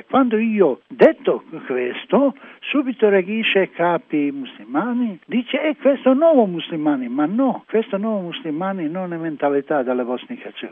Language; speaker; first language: Italian; non-native, learner; Croatian